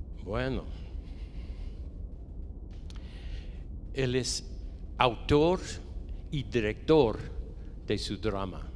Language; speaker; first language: Spanish; non-native, fluent; English